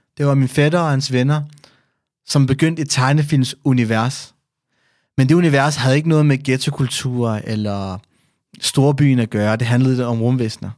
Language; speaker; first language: Danish; early bilingual, other home language; Persian